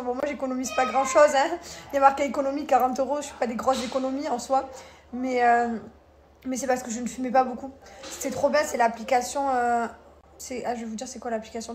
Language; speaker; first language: French; native; French